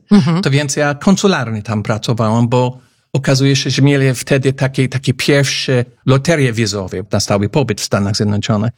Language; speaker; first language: Polish; non-native, fluent; English